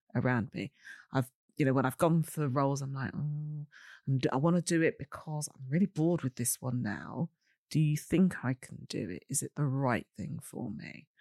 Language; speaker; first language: English; native; English